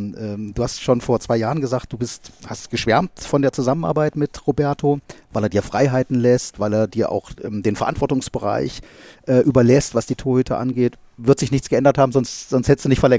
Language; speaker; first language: German; native; German